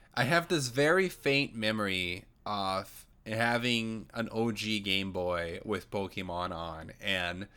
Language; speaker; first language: English; non-native, fluent; Portuguese